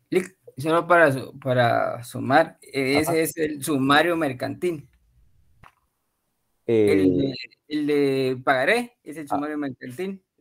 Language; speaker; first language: Spanish; native; Spanish